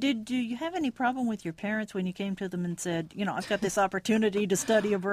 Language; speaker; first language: English; native; English